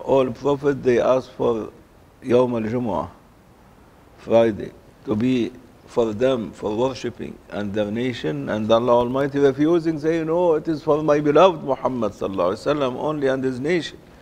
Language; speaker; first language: English; non-native, fluent; Arabic